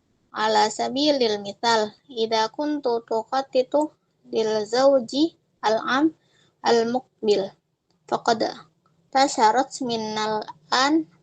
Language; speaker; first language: Arabic; non-native, learner; Indonesian